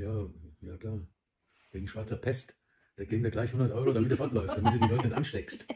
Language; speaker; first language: German; native; German